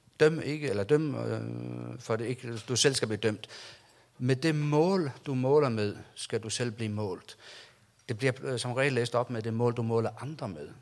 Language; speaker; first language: Danish; non-native, local second language; Faroese